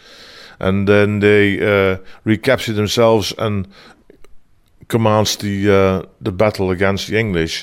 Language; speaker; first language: English; non-native, fluent; Dutch